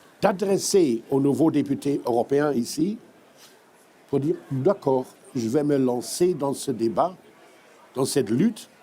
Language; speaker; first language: French; non-native, fluent; German